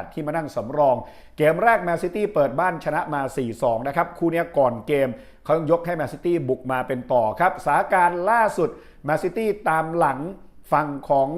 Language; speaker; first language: Thai; native; Thai